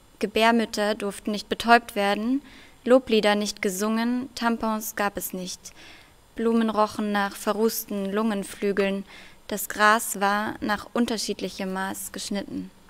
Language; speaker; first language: German; early bilingual, other home language; Russian